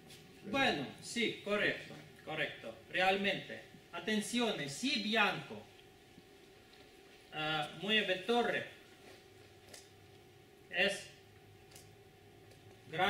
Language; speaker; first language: Italian; non-native, learner; Spanish